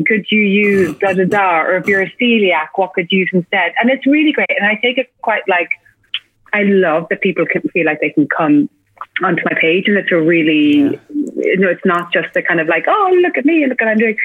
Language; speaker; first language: English; native; English